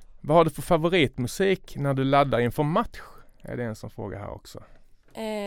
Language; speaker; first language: Swedish; native; Swedish